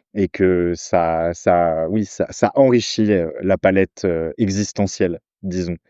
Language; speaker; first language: French; native; French